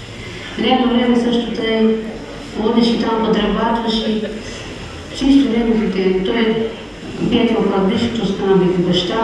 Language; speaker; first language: Bulgarian; early bilingual, heritage; Bulgarian